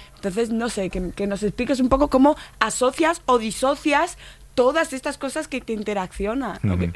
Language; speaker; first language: Spanish; native; Spanish